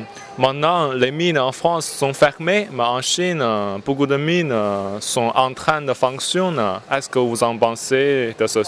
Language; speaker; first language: French; non-native, learner; Chinese